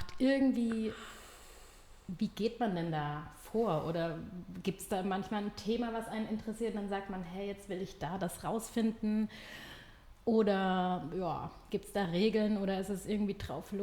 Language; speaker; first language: German; native; German